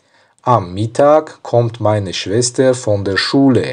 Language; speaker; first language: German; non-native, learner; Tajik